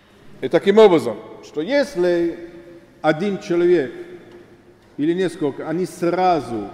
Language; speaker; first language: Russian; non-native, fluent; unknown